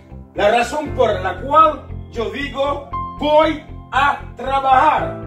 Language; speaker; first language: Spanish; non-native, fluent; Haitian Creole